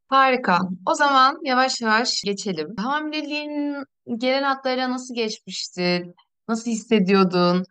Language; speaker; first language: Turkish; native; Turkish